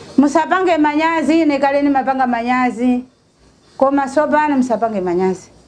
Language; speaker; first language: Nyanja; non-native, local second language; Tumbuka